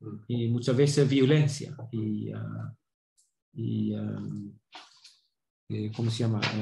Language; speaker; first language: Spanish; non-native, fluent; Swedish